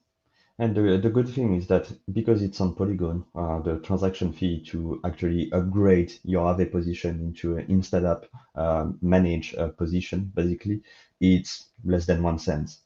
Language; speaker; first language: English; non-native, fluent; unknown